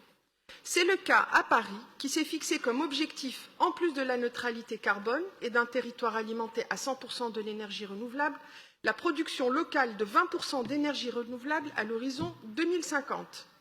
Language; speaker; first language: French; native; French